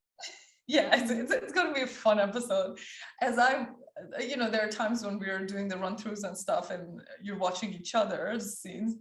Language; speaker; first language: English; early bilingual, other home language; Persian